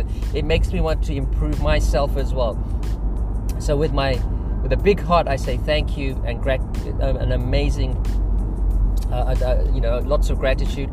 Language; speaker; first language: English; native; English